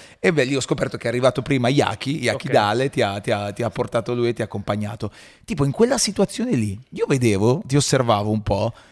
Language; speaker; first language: Italian; native; Italian